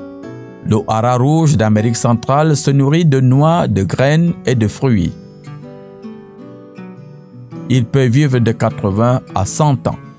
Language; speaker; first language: French; native; French